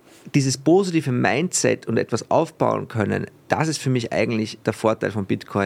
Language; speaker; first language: German; native; German